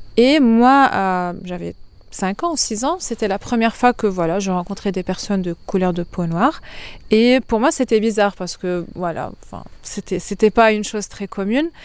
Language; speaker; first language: French; non-native, local second language; Arabic